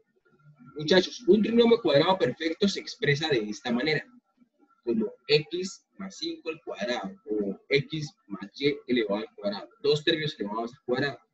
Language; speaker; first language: Spanish; native; Spanish